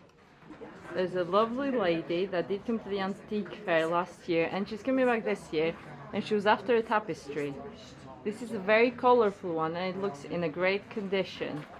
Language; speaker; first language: English; non-native, fluent; French